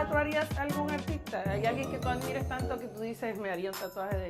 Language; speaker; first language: Spanish; native; Spanish